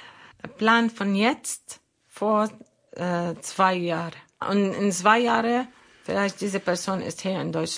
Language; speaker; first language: German; non-native, learner; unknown